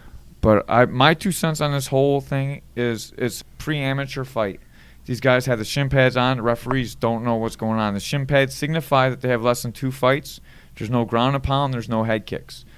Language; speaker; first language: English; native; English